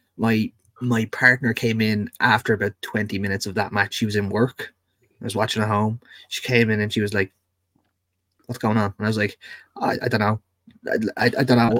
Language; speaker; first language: English; native; English